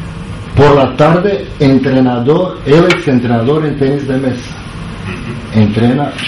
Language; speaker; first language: Spanish; non-native, learner; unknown